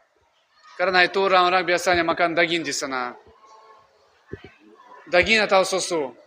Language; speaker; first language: Indonesian; non-native, learner; Russian